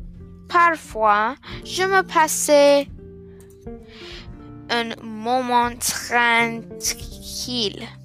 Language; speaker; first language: French; non-native, learner; English